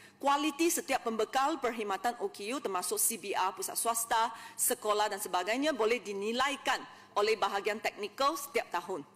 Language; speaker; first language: Malay; non-native, local second language; Chinese